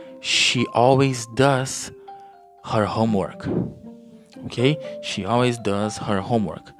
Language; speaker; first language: English; non-native, fluent; Portuguese